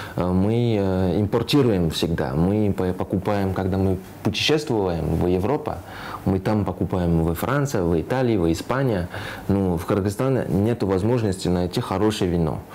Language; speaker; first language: Russian; non-native, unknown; French